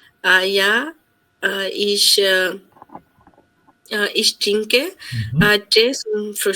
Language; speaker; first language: German; non-native, learner; Bangla